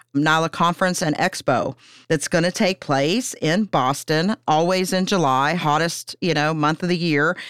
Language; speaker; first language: English; native; English